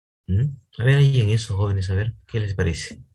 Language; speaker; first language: Spanish; native; Spanish